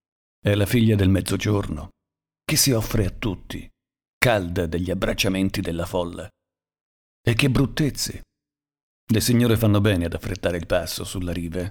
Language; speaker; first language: Italian; native; Italian